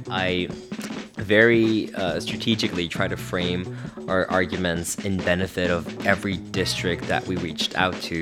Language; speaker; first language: English; early bilingual, other home language; Spanish